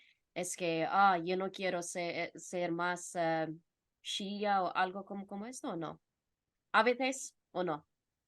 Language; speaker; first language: Spanish; non-native, fluent; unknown